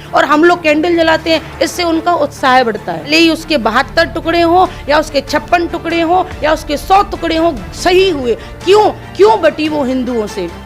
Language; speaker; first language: Hindi; native; Hindi